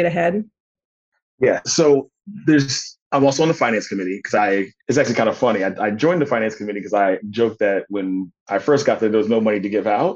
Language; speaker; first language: English; native; English